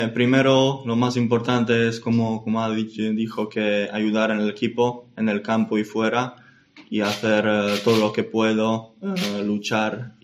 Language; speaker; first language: Spanish; non-native, fluent; English